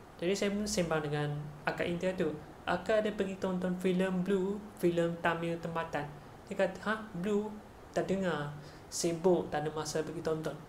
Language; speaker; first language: Malay; non-native, local second language; Chinese